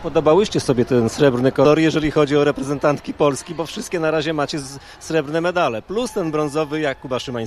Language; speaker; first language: Polish; native; Polish